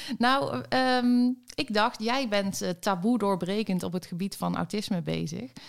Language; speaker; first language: Dutch; native; Dutch